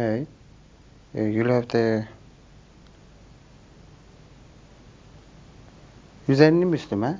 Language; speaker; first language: Dutch; non-native, learner; Turkish